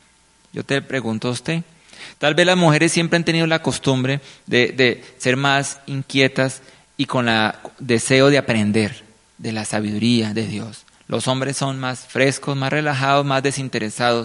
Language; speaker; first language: Spanish; native; Spanish